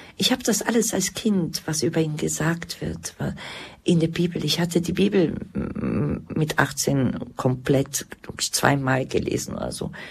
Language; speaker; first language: German; early bilingual, other home language; Croatian